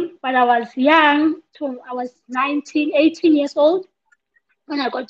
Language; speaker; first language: English; non-native, local second language; Southern Sotho